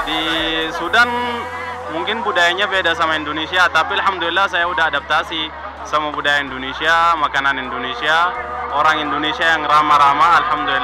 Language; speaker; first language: Indonesian; non-native, fluent; Arabic